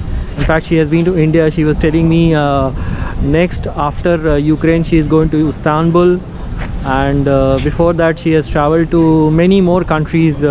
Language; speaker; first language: English; non-native, local second language; Hindi